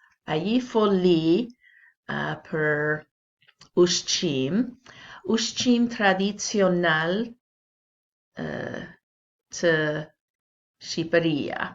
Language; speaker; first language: Albanian; non-native, learner; English